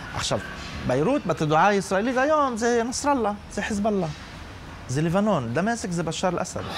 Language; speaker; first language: Hebrew; non-native, local second language; Arabic